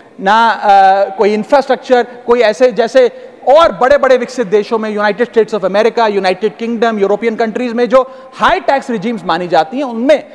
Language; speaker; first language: Hindi; native; Hindi